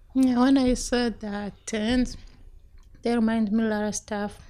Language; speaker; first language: English; non-native, local second language; Rundi